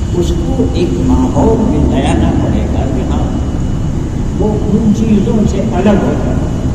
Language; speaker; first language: Urdu; non-native, local second language; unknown